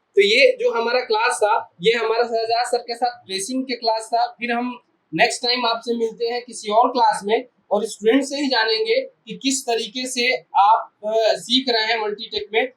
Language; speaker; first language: Hindi; native; Hindi